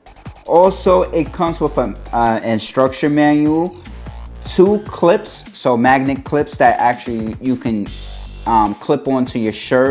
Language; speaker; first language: English; native; English